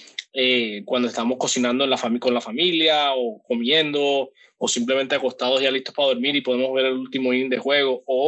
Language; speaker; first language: Spanish; native; Spanish